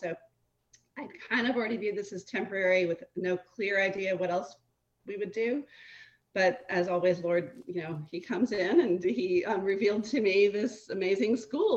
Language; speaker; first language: English; native; English